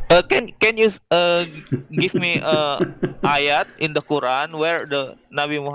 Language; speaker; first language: English; non-native, learner; Indonesian